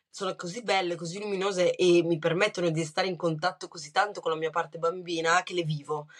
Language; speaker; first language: Italian; early bilingual, other home language; Kinyarwanda